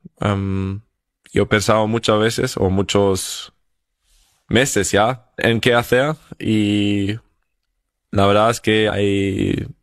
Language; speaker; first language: Spanish; non-native, fluent; German